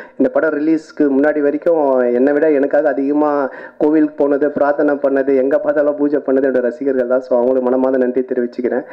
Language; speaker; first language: Tamil; native; Tamil